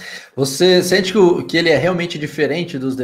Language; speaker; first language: Portuguese; native; Portuguese